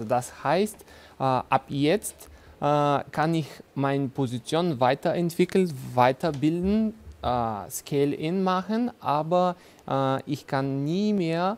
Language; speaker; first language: German; non-native, fluent; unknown